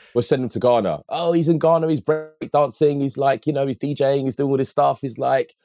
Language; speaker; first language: English; early bilingual, other home language; Akan